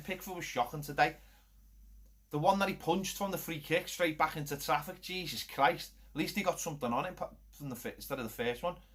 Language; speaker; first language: English; native; English